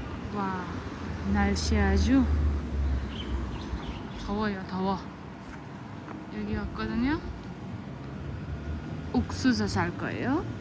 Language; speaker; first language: Korean; non-native, learner; Uzbek